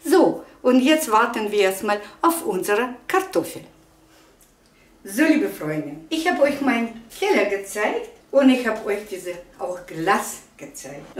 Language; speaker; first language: German; non-native, fluent; Russian